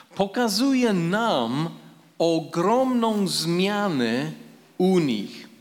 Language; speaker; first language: Polish; non-native, fluent; English